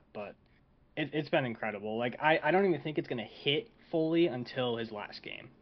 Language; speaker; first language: English; native; English